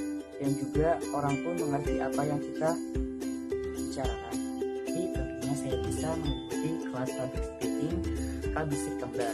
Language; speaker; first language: Indonesian; native; Indonesian